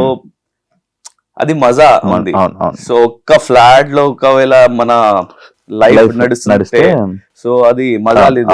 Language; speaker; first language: Telugu; non-native, learner; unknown